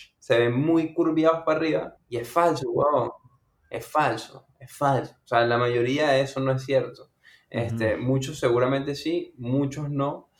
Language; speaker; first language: Spanish; native; Spanish